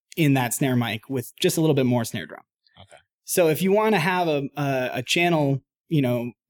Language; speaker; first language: English; native; English